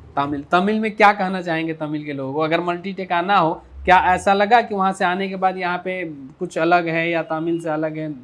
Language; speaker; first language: Hindi; native; Hindi